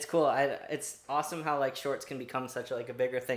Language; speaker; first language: English; native; English